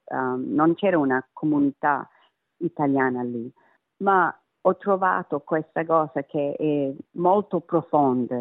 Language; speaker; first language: Italian; early bilingual, heritage; Italian